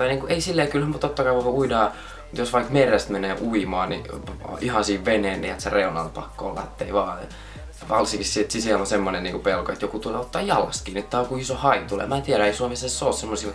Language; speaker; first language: Finnish; native; Finnish